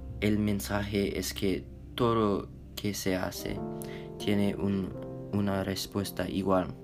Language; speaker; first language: Spanish; non-native, learner; English